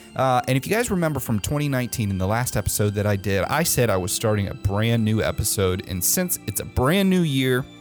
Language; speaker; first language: English; native; English